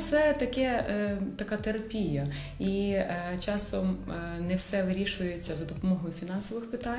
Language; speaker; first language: Ukrainian; native; Ukrainian